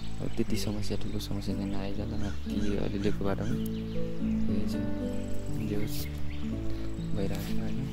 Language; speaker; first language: Nepali; native; Nepali